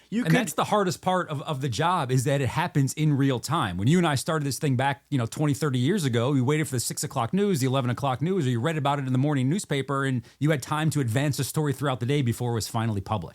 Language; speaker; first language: English; native; English